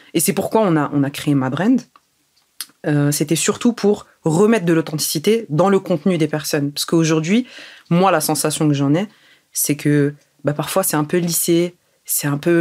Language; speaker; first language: French; early bilingual, other home language; Arabic